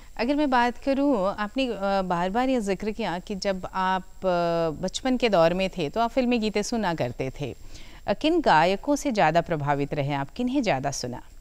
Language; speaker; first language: Hindi; native; Hindi